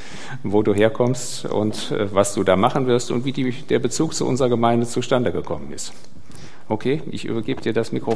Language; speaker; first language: German; native; German